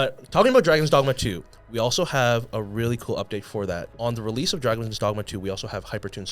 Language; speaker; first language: English; native; English